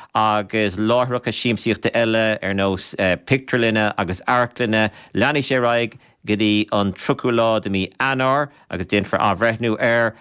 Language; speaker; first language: Irish; native; Irish